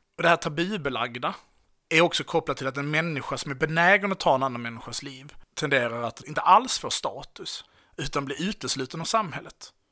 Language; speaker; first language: Swedish; native; Swedish